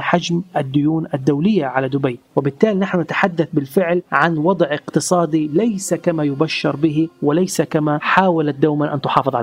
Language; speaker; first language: Arabic; native; Arabic